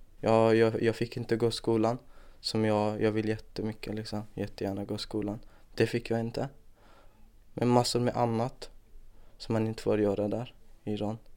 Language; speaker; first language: Swedish; non-native, fluent; Persian